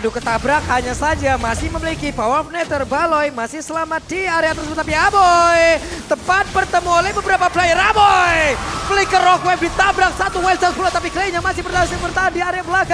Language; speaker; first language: Indonesian; native; Indonesian